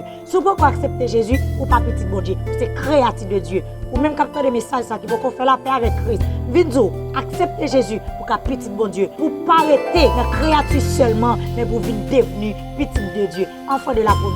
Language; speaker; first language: French; non-native, learner; Haitian Creole